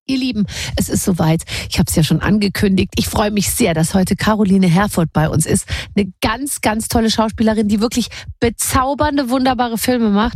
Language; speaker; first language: German; native; German